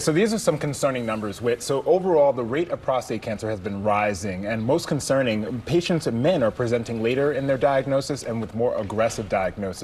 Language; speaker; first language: English; native; English